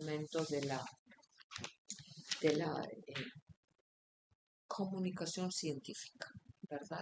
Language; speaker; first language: Spanish; non-native, fluent; Icelandic